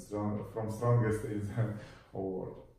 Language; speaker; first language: English; non-native, learner; Russian